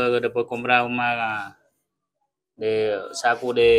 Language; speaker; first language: Portuguese; non-native, learner; Vietnamese